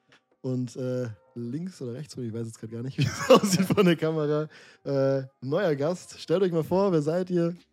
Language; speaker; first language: German; native; German